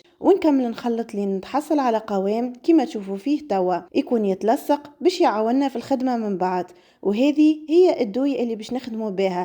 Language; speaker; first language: Arabic; native; Arabic